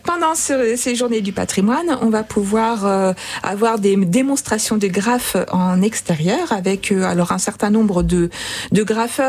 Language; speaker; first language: French; native; French